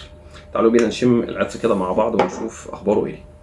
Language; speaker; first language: Arabic; native; Arabic